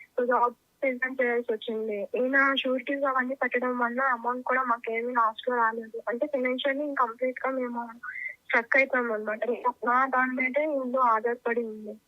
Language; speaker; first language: Telugu; native; Telugu